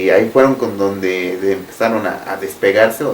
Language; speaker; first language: Spanish; native; Spanish